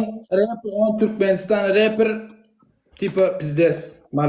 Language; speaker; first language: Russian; non-native, learner; Turkmen